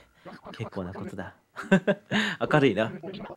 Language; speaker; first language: Japanese; native; Japanese